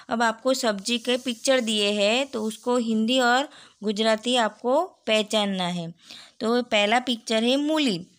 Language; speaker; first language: Hindi; non-native, local second language; Gujarati